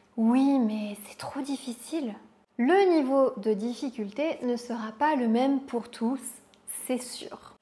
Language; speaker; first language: French; native; French